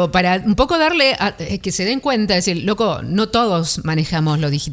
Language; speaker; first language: Spanish; native; Spanish